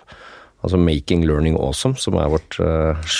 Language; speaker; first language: Norwegian; native; Norwegian